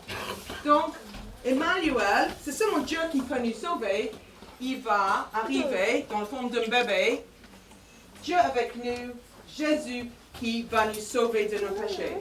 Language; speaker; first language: French; non-native, fluent; English